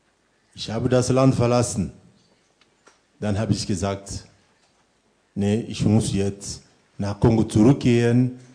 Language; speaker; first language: German; non-native, fluent; French